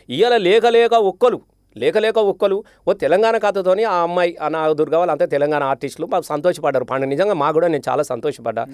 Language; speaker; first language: Telugu; native; Telugu